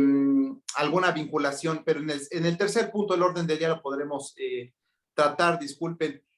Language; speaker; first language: Spanish; native; Spanish